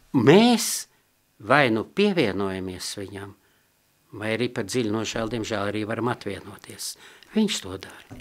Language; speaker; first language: Latvian; non-native, local second language; Russian